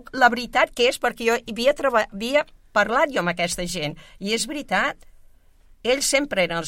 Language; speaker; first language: Catalan; native; Catalan